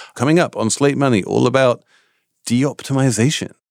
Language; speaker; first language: English; native; English